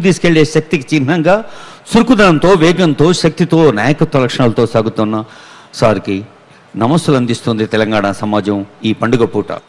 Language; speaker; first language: Telugu; native; Telugu